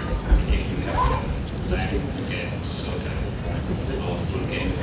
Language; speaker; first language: English; non-native, learner; Indonesian